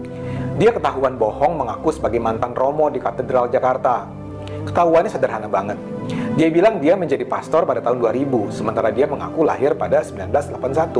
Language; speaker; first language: Indonesian; native; Indonesian